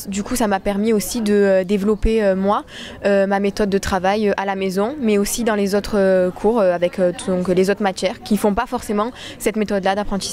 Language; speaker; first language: French; native; French